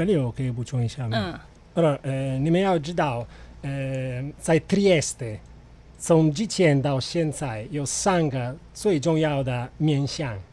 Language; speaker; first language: Chinese; non-native, fluent; Italian